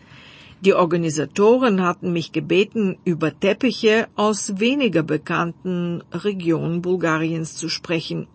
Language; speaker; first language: German; non-native, fluent; Bulgarian